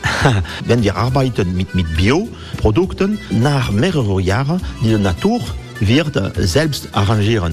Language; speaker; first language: German; non-native, learner; French